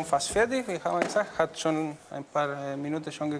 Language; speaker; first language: German; non-native, learner; Spanish